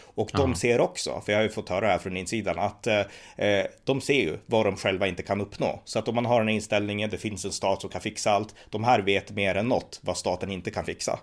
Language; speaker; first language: Swedish; native; Swedish